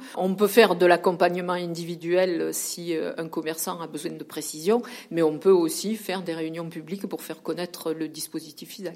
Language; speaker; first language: French; native; French